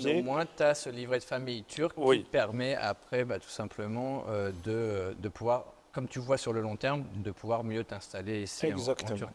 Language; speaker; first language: French; native; French